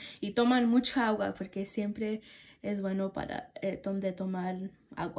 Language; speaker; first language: Spanish; early bilingual, heritage; Spanish